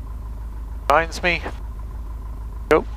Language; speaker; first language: English; native; English